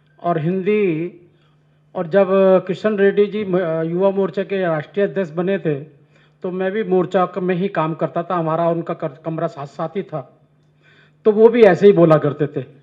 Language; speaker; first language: Hindi; native; Hindi